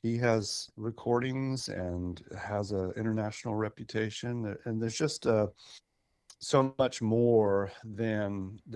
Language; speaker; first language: English; native; English